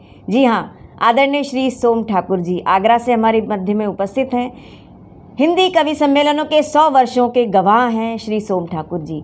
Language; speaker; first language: Hindi; native; Hindi